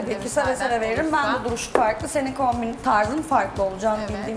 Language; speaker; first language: Turkish; native; Turkish